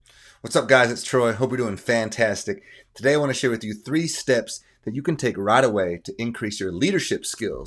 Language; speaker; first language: English; native; English